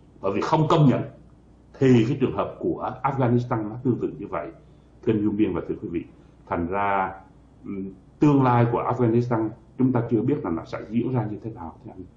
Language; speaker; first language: Vietnamese; native; Vietnamese